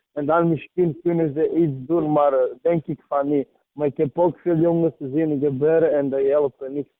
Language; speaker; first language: Dutch; early bilingual, other home language; Serbian